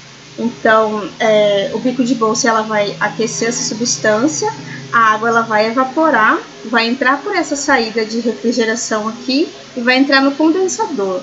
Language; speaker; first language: Portuguese; native; Portuguese